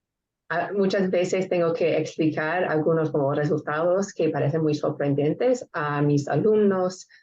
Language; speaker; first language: Spanish; non-native, fluent; English